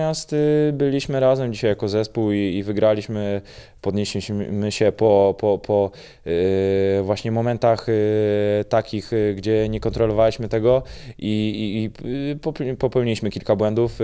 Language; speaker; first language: Polish; native; Polish